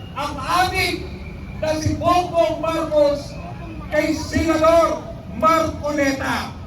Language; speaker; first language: Filipino; native; Filipino